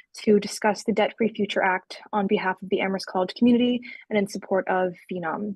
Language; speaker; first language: English; native; English